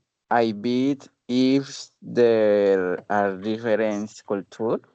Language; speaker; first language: English; non-native, learner; Spanish